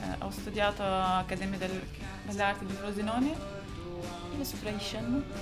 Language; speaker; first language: Italian; non-native, learner; Turkish